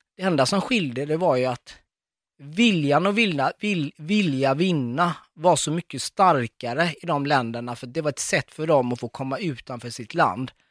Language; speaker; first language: Swedish; early bilingual, other home language; Arabic